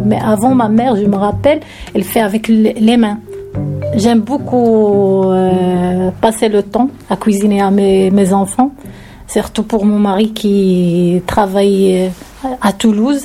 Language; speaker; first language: French; non-native, learner; Arabic